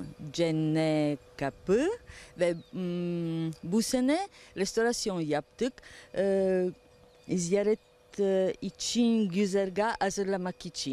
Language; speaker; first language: Turkish; non-native, learner; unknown